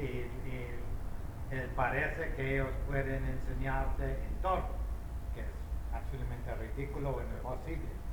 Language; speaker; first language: Spanish; non-native, fluent; English